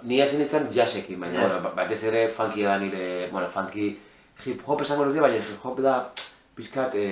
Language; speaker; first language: Basque; non-native, local second language; Spanish